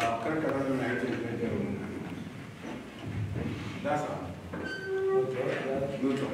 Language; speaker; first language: Romanian; non-native, learner; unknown